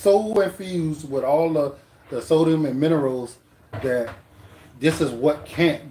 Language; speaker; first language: English; native; English